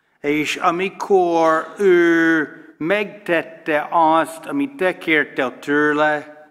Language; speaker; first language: Hungarian; non-native, learner; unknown